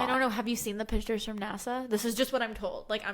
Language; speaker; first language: English; native; English